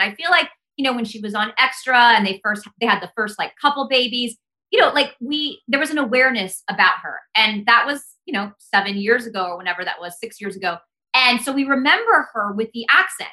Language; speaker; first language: English; early bilingual, other home language; Spanish